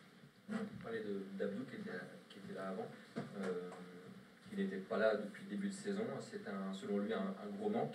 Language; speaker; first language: French; native; French